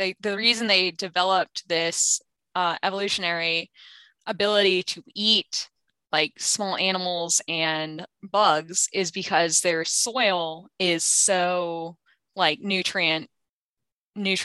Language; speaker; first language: English; native; English